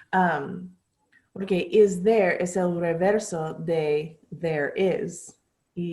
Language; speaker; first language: Spanish; non-native, learner; English